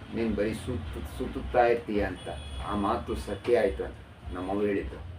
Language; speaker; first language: Kannada; non-native, local second language; Urdu